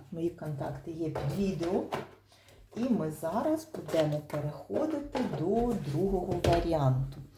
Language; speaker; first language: Ukrainian; non-native, local second language; Russian